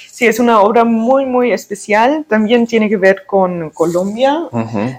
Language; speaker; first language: Spanish; early bilingual, heritage; German